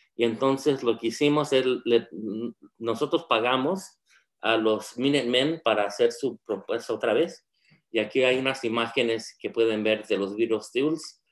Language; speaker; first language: Spanish; early bilingual, heritage; Spanish